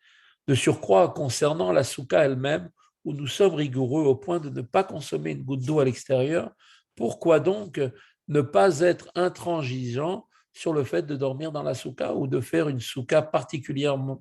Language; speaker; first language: French; native; French